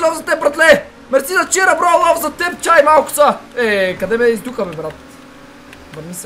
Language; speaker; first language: Bulgarian; native; Bulgarian